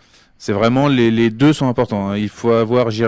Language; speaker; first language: French; native; French